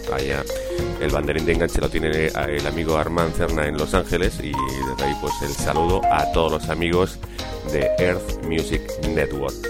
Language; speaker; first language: Spanish; native; Spanish